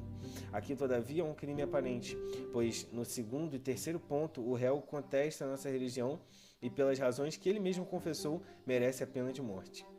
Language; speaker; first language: Portuguese; native; Portuguese